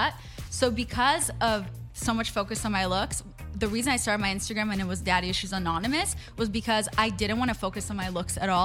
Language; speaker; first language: English; non-native, fluent; Hebrew